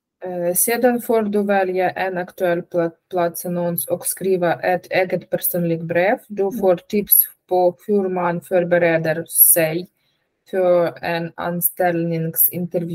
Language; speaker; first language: Swedish; non-native, learner; Russian